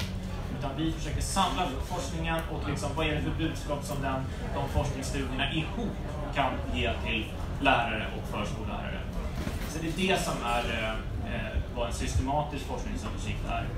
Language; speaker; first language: Swedish; native; Swedish